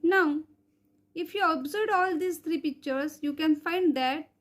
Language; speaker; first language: English; non-native, local second language; Marathi